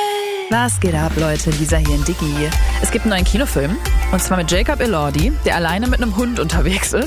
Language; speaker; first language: German; native; German